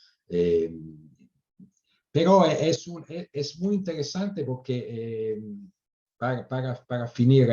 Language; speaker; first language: Spanish; non-native, fluent; Italian